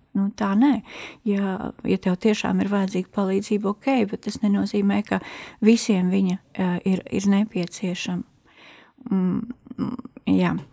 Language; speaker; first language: Latvian; native; Latvian